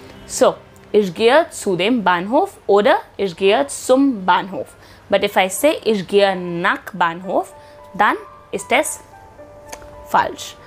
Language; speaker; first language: German; non-native, fluent; Hindi